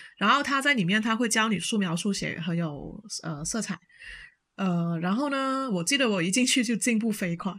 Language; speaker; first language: Chinese; non-native, local second language; Cantonese